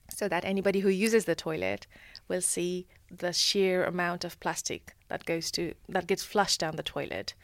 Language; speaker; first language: English; non-native, local second language; Nepali